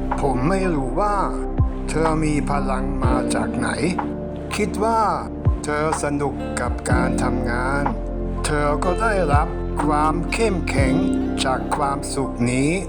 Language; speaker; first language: Thai; non-native, fluent; German